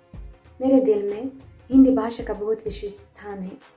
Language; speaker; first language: Hindi; non-native, fluent; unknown